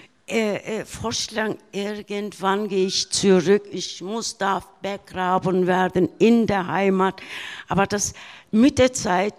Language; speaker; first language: German; early bilingual, other home language; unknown